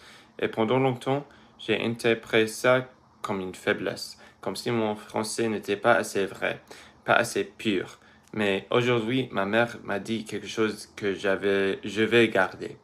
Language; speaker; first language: French; early bilingual, other home language; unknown